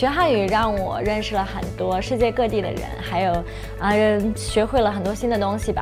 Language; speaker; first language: Chinese; non-native, fluent; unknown